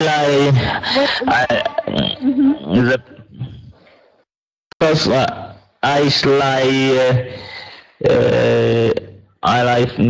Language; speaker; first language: English; non-native, learner; Vietnamese